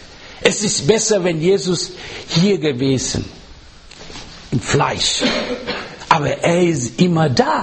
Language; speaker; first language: German; non-native, learner; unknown